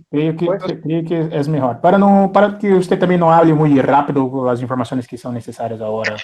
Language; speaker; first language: Spanish; non-native, fluent; Portuguese